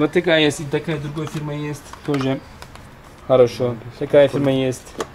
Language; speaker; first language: Russian; non-native, learner; Turkish